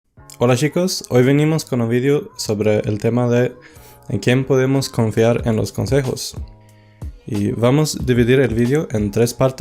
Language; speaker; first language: Spanish; non-native, fluent; Swedish